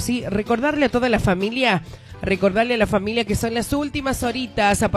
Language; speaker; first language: Spanish; native; Spanish